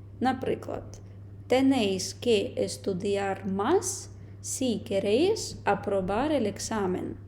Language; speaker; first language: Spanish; non-native, fluent; Ukrainian